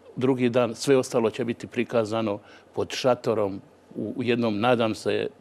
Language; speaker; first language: Croatian; native; Croatian